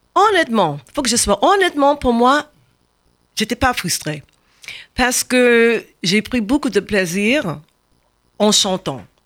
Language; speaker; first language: French; non-native, fluent; English